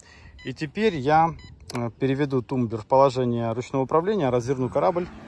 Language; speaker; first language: Russian; native; Russian